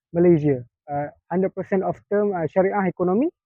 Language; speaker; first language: English; non-native, local second language; Malay